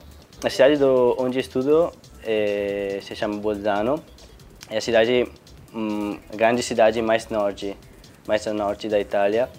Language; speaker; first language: Portuguese; non-native, fluent; Italian